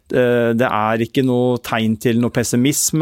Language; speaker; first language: Norwegian; native; Norwegian